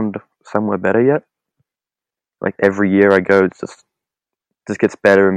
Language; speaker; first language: English; native; English